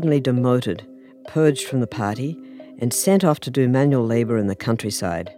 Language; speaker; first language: English; native; English